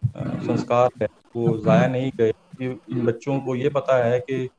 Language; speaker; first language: Hindi; native; Hindi